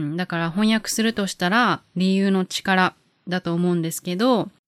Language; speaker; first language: Japanese; native; Japanese